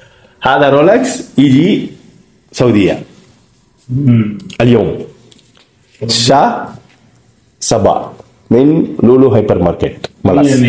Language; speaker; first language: Arabic; non-native, learner; Tamil